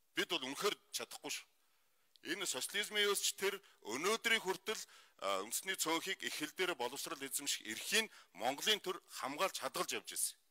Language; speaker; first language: Mongolian; non-native, local second language; Kazakh